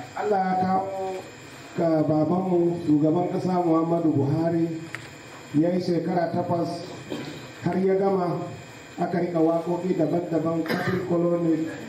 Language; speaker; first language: Hausa; non-native, local second language; Fula